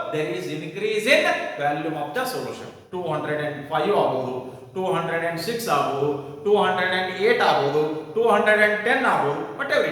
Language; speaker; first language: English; non-native, local second language; Kannada